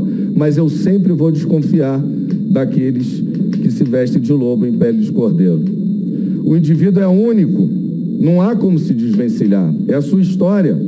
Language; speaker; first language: Portuguese; native; Portuguese